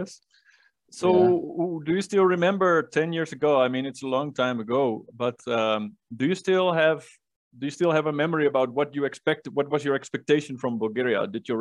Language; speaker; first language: English; non-native, fluent; Dutch